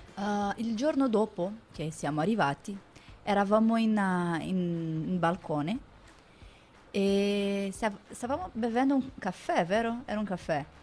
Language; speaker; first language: Italian; non-native, fluent; Portuguese